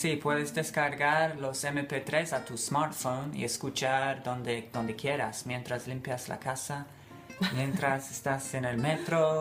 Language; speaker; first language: Spanish; non-native, fluent; English